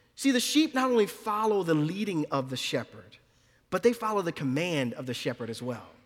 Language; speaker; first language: English; native; English